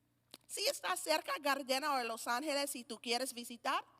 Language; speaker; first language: Spanish; non-native, learner; English